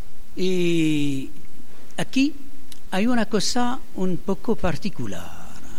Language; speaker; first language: Spanish; non-native, fluent; French